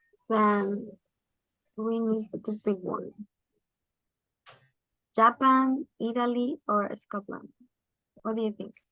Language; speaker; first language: English; non-native, learner; Spanish